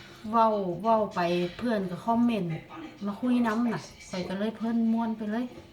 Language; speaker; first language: Thai; non-native, local second language; Northeastern Thai